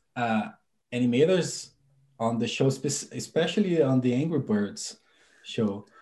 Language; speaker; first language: English; non-native, fluent; Portuguese